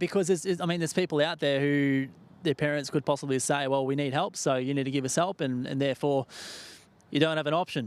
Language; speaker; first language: English; native; English